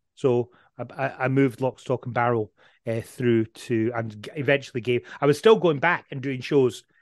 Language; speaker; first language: English; native; English